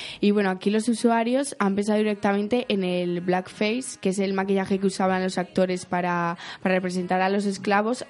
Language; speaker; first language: Spanish; native; Spanish